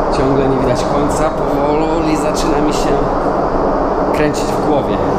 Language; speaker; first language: Polish; native; Polish